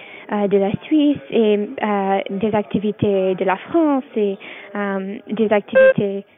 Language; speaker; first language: French; non-native, learner; English